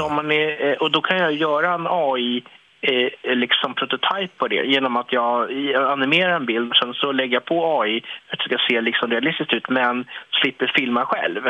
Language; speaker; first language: Swedish; native; Swedish